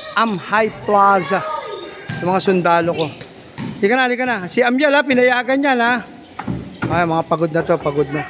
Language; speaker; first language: Filipino; native; Filipino